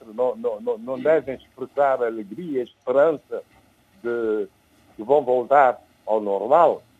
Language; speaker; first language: Portuguese; non-native, local second language; Kabuverdianu